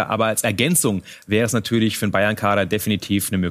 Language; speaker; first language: German; native; German